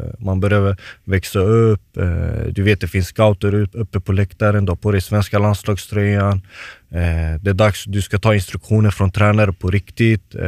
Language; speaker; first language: Swedish; early bilingual, other home language; Turoyo